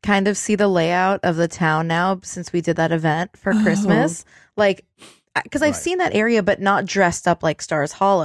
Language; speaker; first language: English; native; English